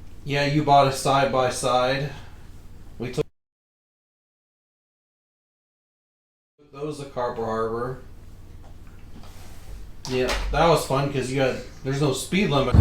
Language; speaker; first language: English; native; English